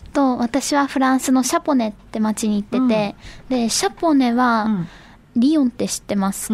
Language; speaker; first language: Japanese; native; Japanese